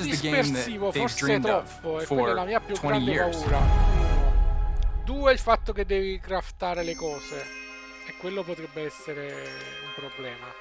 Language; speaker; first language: Italian; native; Italian